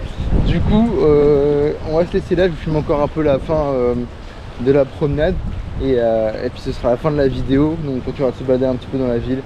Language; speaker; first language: French; native; French